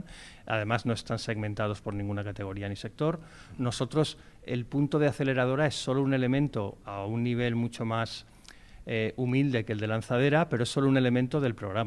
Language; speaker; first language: Spanish; native; Spanish